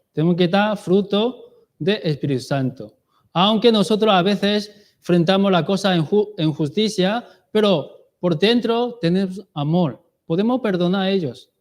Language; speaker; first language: Spanish; non-native, learner; Chinese